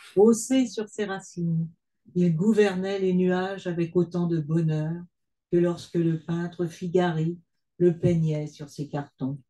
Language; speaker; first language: French; native; French